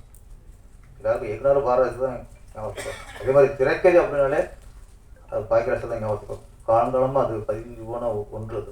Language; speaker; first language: Tamil; native; Tamil